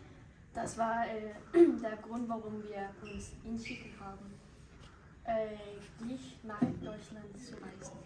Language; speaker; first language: German; non-native, learner; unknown